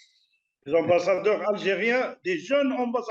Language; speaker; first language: French; non-native, local second language; Arabic